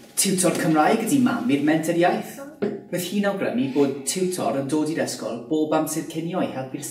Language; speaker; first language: Welsh; non-native, local second language; English